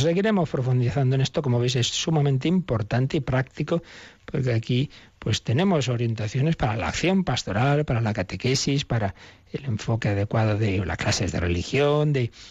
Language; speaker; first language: Spanish; native; Spanish